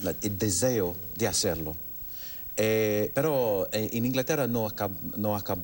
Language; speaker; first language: Spanish; non-native, fluent; English